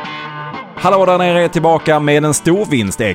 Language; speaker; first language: Swedish; native; Swedish